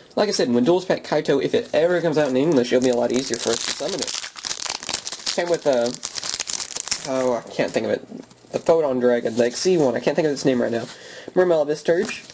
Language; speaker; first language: English; native; English